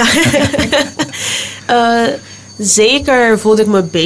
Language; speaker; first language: Dutch; non-native, local second language; Papiamento